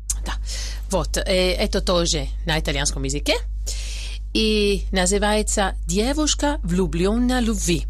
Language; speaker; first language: Russian; non-native, fluent; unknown